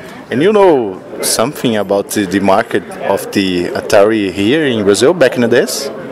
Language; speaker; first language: English; non-native, fluent; Portuguese